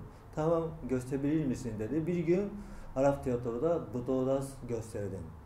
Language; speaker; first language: Turkish; non-native, learner; Japanese